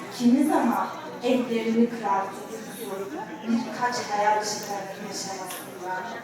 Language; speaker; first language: Turkish; non-native, learner; Arabic